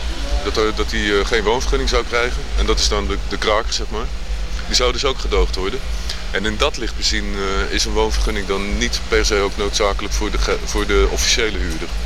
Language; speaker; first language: Dutch; native; Dutch